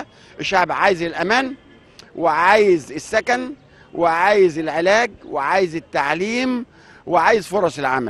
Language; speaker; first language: Arabic; native; Arabic